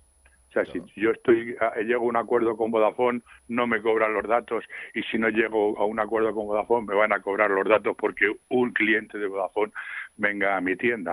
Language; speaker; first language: Spanish; native; Spanish